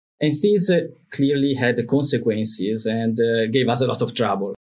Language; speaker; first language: English; non-native, fluent; Italian